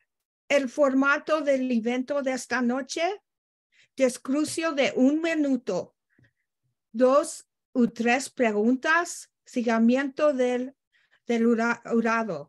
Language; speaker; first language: Spanish; non-native, learner; English